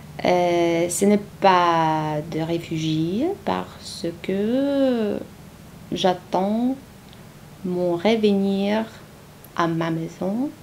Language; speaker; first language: French; non-native, learner; Ukrainian